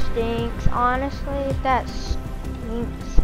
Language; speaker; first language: English; native; English